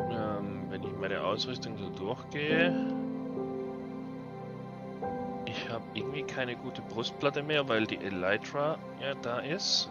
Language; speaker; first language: German; native; German